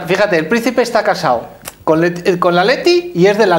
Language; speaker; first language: Spanish; native; Spanish